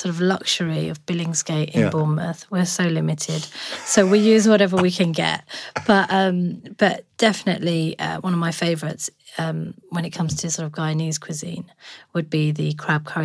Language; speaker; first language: English; native; English